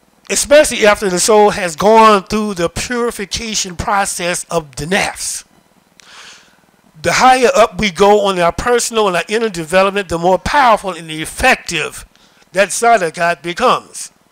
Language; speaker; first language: English; native; English